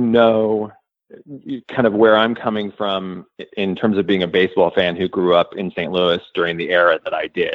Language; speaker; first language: English; native; English